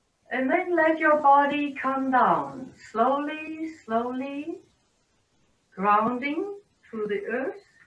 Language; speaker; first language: English; non-native, fluent; German